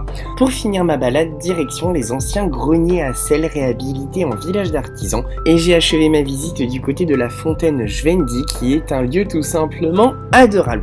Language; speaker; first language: French; native; French